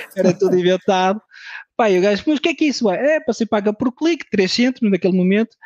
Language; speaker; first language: Portuguese; early bilingual, heritage; French